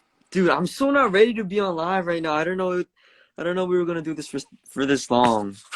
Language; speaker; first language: English; early bilingual, other home language; Korean